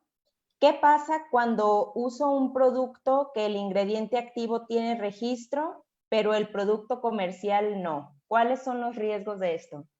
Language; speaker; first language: Spanish; native; Spanish